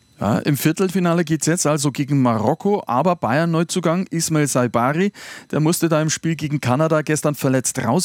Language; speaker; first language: German; native; German